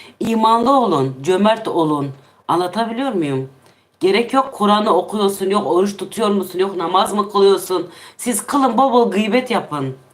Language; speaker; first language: Turkish; non-native, local second language; Kurdish